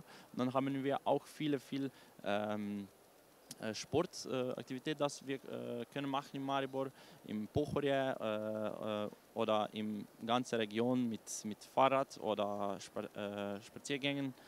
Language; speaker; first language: German; non-native, learner; Slovenian